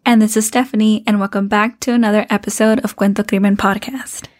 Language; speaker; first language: English; early bilingual, other home language; Spanish